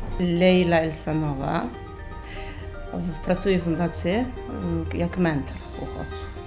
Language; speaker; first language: Polish; non-native, learner; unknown